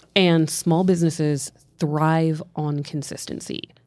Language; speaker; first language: English; native; English